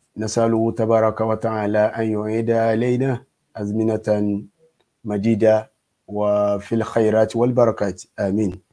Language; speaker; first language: Arabic; non-native, fluent; Yoruba